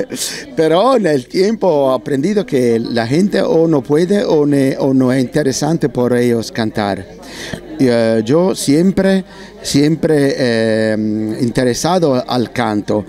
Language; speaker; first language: Spanish; non-native, learner; Italian